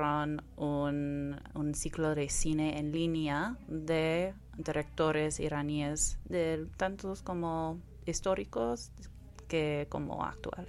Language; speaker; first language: Spanish; non-native, fluent; English